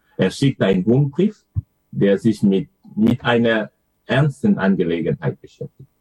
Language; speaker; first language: German; non-native, fluent; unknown